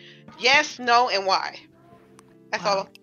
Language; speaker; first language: English; native; English